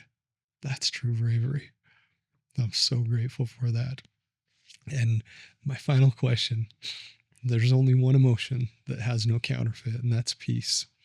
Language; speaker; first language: English; native; English